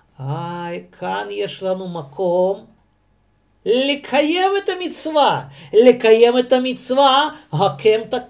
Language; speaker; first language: Hebrew; non-native, fluent; Russian